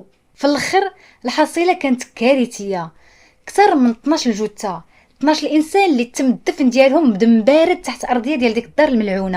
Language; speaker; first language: Arabic; native; Arabic